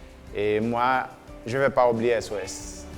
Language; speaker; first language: French; non-native, local second language; Haitian Creole